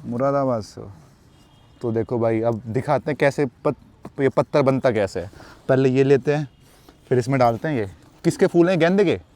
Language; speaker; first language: Hindi; native; Hindi